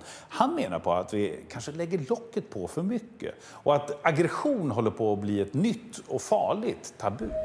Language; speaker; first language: Swedish; native; Swedish